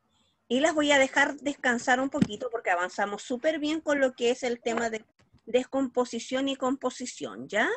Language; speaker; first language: Spanish; native; Spanish